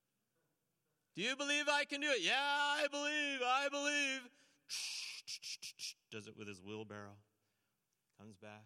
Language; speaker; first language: English; native; English